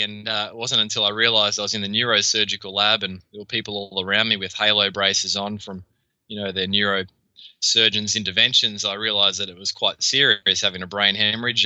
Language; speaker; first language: English; native; English